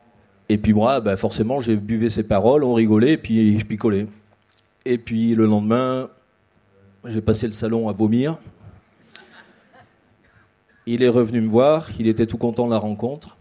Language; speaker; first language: French; native; French